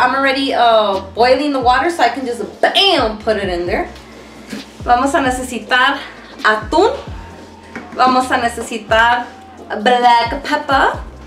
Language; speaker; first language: English; early bilingual, other home language; Spanish